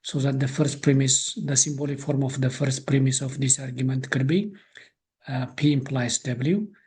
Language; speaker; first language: English; non-native, local second language; Amharic